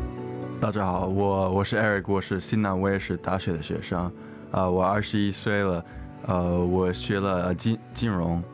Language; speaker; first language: Chinese; early bilingual, heritage; English